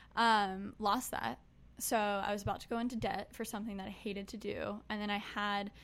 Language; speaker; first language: English; native; English